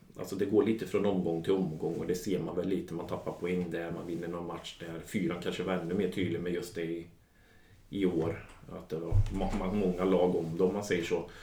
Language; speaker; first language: Swedish; native; Swedish